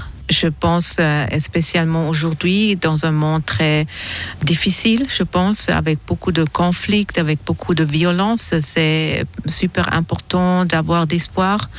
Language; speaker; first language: French; non-native, local second language; German